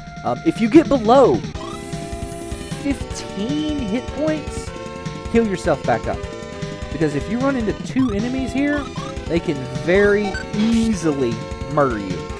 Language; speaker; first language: English; native; English